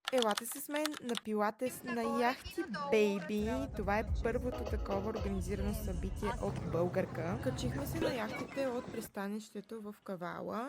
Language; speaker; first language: Bulgarian; native; Bulgarian